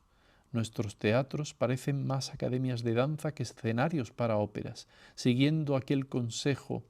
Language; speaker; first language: Spanish; native; Spanish